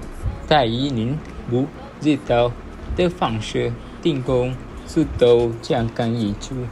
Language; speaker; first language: Chinese; non-native, learner; Malay